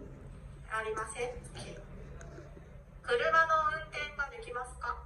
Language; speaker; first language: Japanese; non-native, learner; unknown